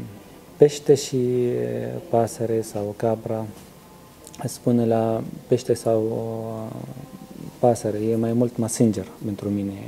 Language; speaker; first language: Romanian; non-native, learner; Arabic